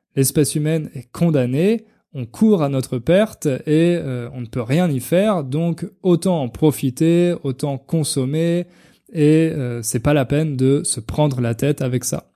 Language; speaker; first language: French; native; French